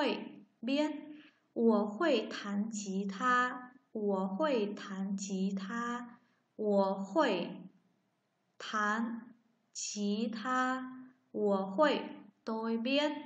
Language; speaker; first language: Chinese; non-native, fluent; Vietnamese